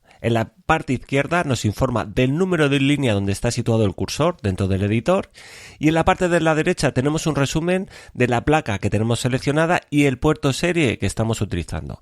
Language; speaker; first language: Spanish; native; Spanish